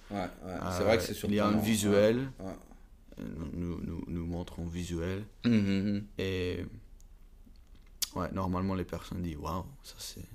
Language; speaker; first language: French; non-native, learner; Dutch